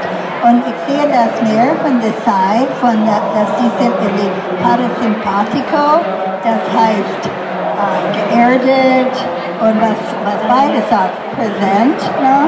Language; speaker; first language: German; non-native, fluent; English